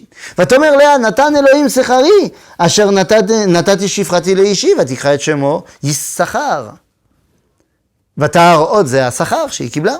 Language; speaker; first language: Hebrew; non-native, fluent; French